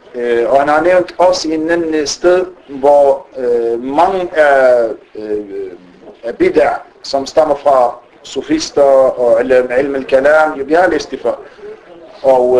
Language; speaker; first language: Danish; early bilingual, other home language; Arabic